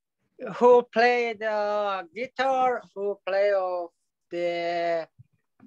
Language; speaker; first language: English; non-native, learner; Thai